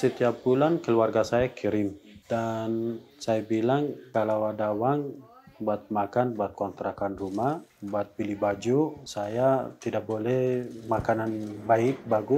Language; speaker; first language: Indonesian; non-native, learner; Persian